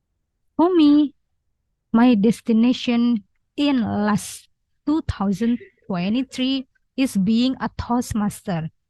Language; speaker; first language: English; non-native, learner; Indonesian